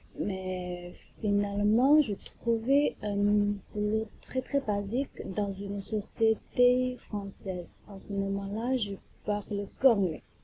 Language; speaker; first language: French; non-native, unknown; Chinese